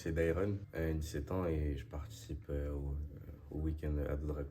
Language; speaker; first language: French; native; French